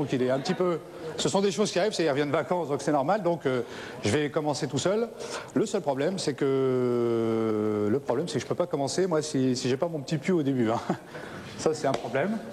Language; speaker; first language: French; native; French